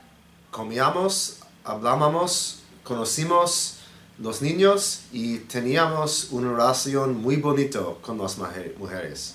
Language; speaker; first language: Spanish; non-native, learner; English